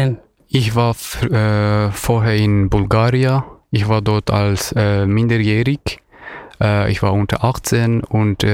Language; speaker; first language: German; non-native, fluent; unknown